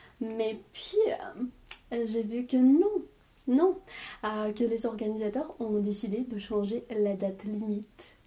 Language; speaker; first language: French; non-native, fluent; Armenian